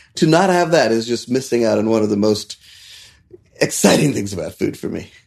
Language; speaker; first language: English; non-native, local second language; Hindi